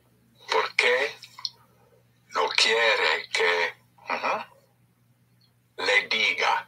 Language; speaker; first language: Spanish; non-native, learner; English